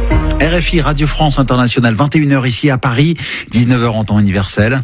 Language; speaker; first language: French; native; French